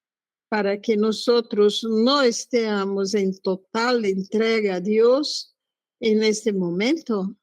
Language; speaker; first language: Spanish; non-native, learner; Portuguese